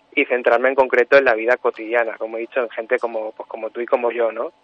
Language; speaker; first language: Spanish; native; Spanish